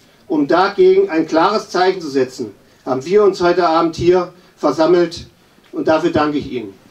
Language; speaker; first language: German; native; German